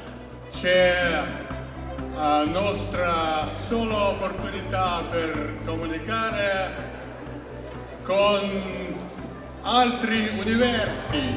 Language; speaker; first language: Italian; non-native, learner; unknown